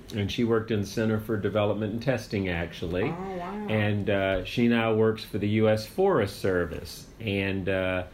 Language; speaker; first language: English; native; English